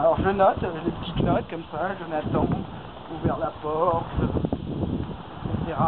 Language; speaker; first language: French; native; French